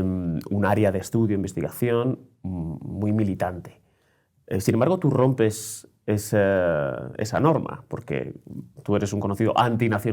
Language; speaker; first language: Spanish; native; Spanish